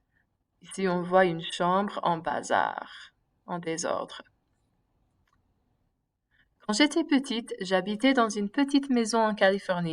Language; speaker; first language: French; non-native, fluent; English